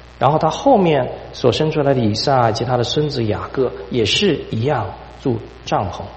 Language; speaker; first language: Chinese; native; Chinese